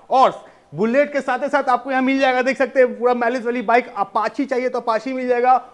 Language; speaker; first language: Hindi; native; Hindi